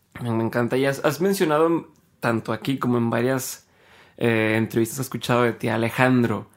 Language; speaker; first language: Spanish; native; Spanish